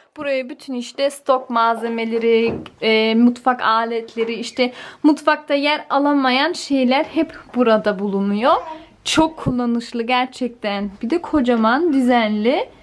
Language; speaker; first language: Turkish; early bilingual, heritage; Turkish